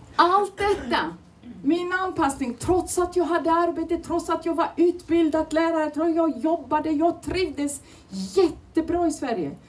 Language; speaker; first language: Swedish; non-native, fluent; Turoyo